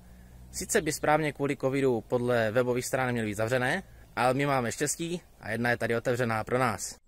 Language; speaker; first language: Czech; native; Czech